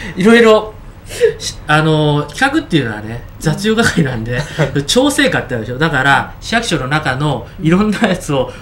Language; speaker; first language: Japanese; native; Japanese